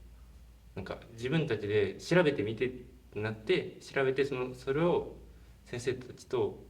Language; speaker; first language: Japanese; native; Japanese